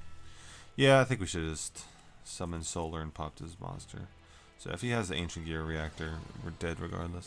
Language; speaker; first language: English; native; English